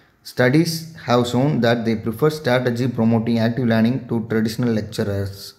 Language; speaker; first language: English; non-native, local second language; Tamil